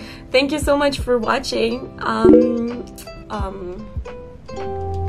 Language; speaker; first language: English; non-native, learner; Portuguese